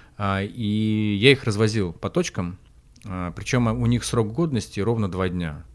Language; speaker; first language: Russian; native; Russian